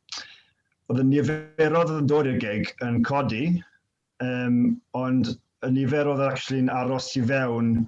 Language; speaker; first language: Welsh; native; Welsh